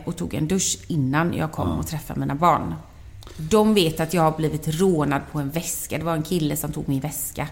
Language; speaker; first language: Swedish; native; Swedish